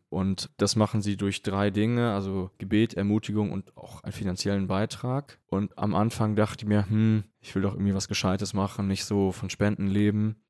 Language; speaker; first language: German; native; German